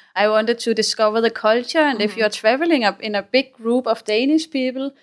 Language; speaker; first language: English; non-native, fluent; Danish